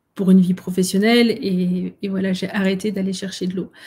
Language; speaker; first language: French; native; French